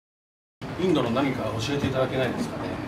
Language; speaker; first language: Japanese; native; Japanese